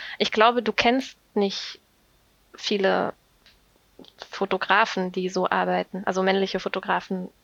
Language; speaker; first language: German; native; German